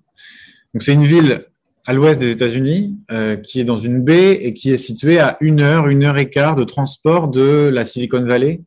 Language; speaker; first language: French; native; French